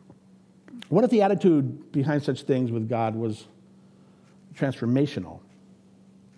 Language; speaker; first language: English; native; English